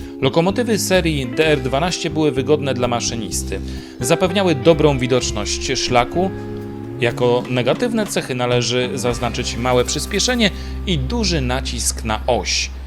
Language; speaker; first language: Polish; native; Polish